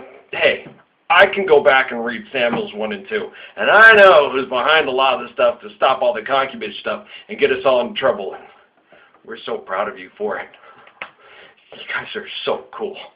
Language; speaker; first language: English; native; English